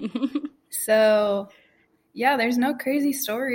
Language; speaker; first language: English; native; English